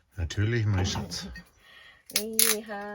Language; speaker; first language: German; non-native, learner; Thai